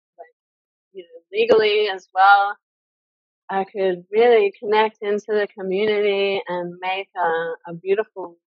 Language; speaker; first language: English; native; English